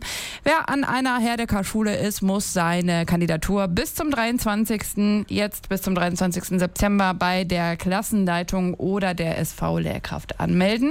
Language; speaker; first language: German; native; German